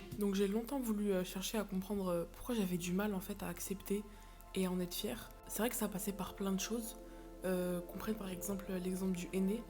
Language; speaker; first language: French; native; French